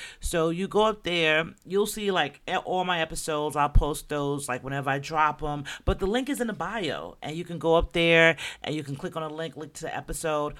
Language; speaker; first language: English; native; English